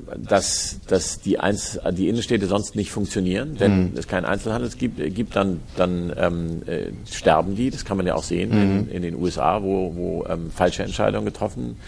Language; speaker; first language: German; native; German